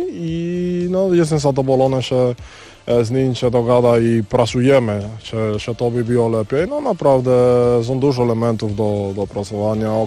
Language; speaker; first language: Polish; non-native, learner; Spanish